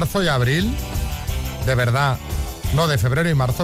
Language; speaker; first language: Spanish; native; Spanish